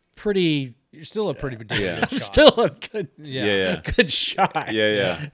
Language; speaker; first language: English; native; English